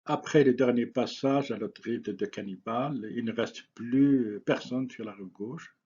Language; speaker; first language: French; non-native, local second language; Arabic